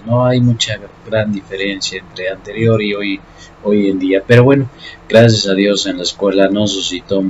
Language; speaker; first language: Spanish; native; Spanish